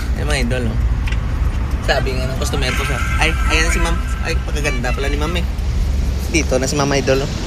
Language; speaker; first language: Filipino; non-native, local second language; Hiligaynon